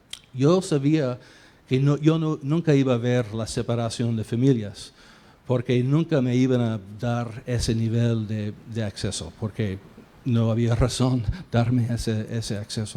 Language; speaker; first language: Spanish; non-native, fluent; English